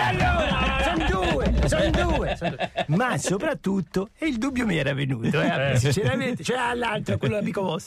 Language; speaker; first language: Italian; native; Italian